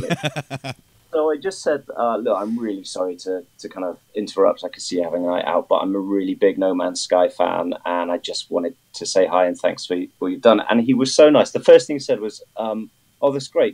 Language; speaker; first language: English; native; English